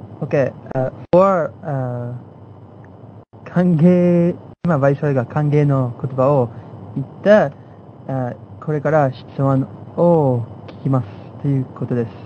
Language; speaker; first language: Japanese; non-native, fluent; English